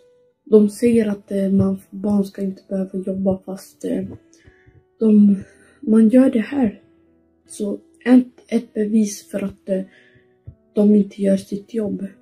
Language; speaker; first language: Swedish; early bilingual, other home language; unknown